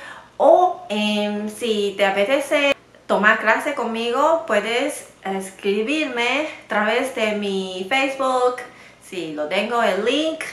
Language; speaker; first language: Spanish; non-native, fluent; Chinese